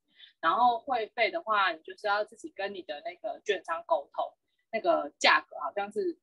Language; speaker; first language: Chinese; native; Chinese